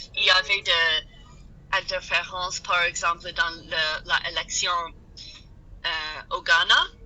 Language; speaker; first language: French; non-native, learner; English